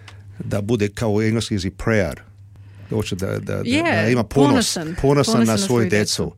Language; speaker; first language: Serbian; early bilingual, heritage; Serbian